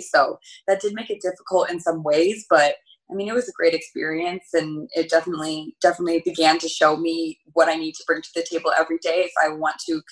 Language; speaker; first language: English; native; English